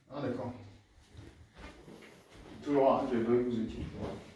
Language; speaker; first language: French; native; French